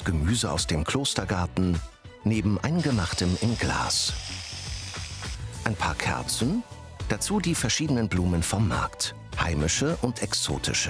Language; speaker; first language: German; native; German